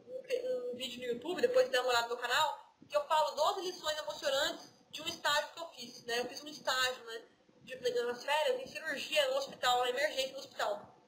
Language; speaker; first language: Portuguese; native; Portuguese